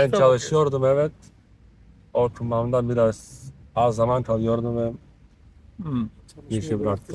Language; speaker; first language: Turkish; non-native, learner; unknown